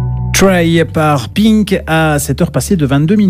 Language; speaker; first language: French; native; French